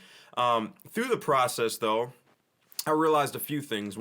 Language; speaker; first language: English; native; English